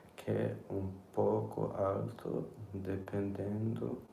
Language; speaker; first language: Portuguese; non-native, learner; English